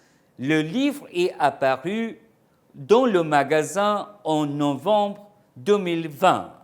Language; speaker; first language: French; non-native, fluent; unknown